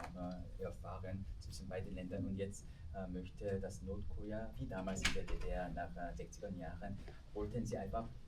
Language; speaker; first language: German; non-native, fluent; Korean